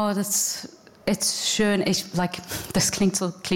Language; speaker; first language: German; non-native, learner; English